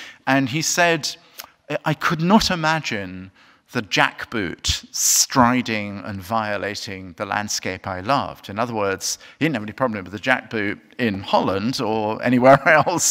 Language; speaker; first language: English; native; English